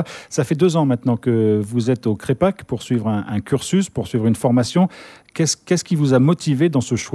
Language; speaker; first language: French; native; French